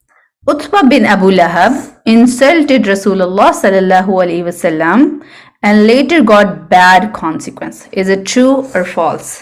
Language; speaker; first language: English; non-native, local second language; Urdu